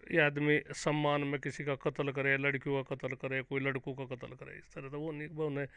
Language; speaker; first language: Hindi; native; Hindi